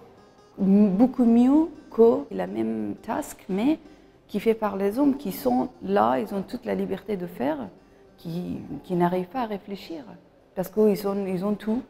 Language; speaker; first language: French; non-native, fluent; Persian